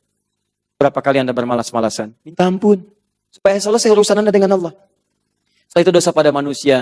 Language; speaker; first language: Indonesian; native; Indonesian